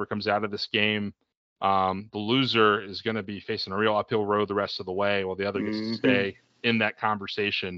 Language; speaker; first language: English; native; English